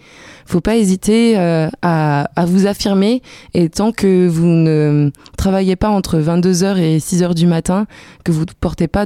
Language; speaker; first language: French; native; French